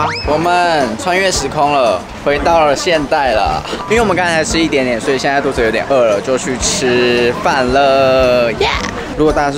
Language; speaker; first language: Chinese; native; Chinese